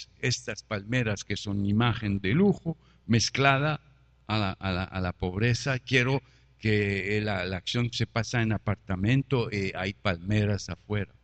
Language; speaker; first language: Spanish; non-native, fluent; French